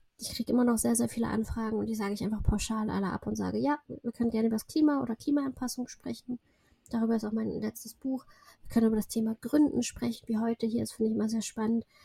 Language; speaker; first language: German; early bilingual, other home language; Russian